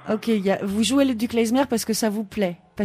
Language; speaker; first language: French; native; French